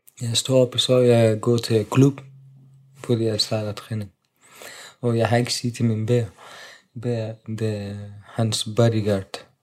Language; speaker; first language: Danish; non-native, learner; Persian